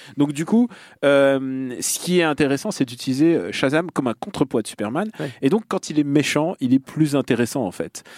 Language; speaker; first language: French; non-native, fluent; Russian